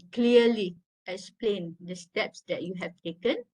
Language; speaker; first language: English; non-native, local second language; Malay